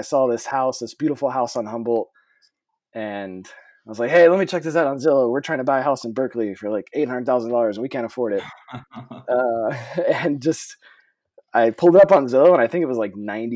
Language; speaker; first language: English; native; English